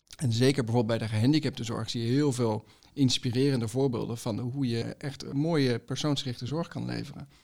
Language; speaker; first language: Dutch; native; Dutch